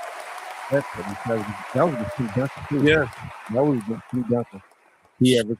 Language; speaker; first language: English; native; English